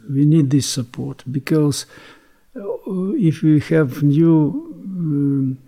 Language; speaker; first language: English; non-native, learner; Ukrainian